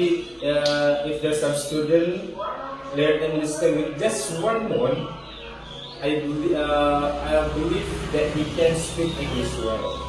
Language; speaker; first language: English; non-native, learner; Indonesian